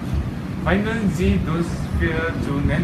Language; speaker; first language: German; non-native, learner; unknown